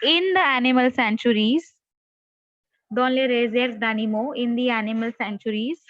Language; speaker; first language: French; non-native, fluent; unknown